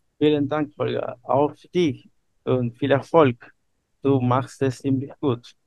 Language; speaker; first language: German; non-native, learner; Spanish